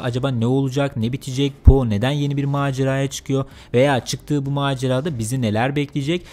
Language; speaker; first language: Turkish; native; Turkish